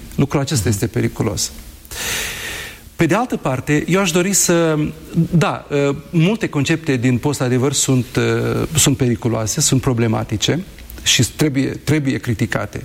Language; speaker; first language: Romanian; native; Romanian